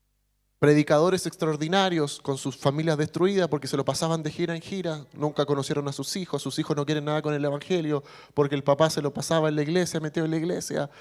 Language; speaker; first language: Spanish; native; Spanish